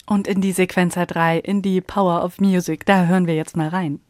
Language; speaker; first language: German; native; German